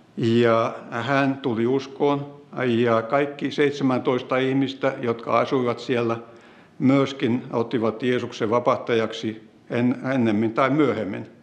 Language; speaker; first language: Finnish; native; Finnish